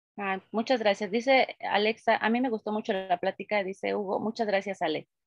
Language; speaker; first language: Spanish; native; Spanish